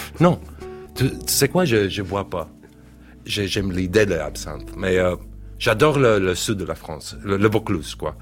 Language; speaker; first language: French; non-native, learner; English